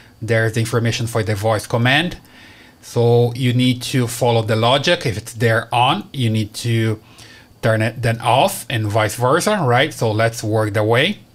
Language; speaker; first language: English; non-native, fluent; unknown